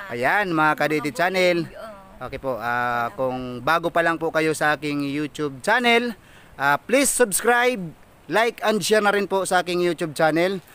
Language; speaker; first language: Filipino; non-native, local second language; Waray